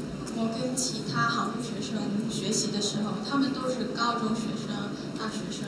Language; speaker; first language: Chinese; non-native, learner; Korean